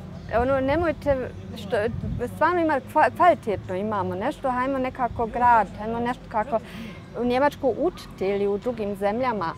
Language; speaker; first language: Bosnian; early bilingual, heritage; Bosnian